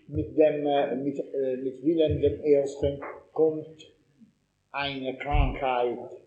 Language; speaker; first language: German; non-native, learner; Italian